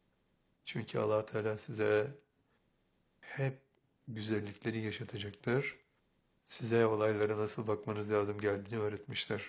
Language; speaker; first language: Turkish; native; Turkish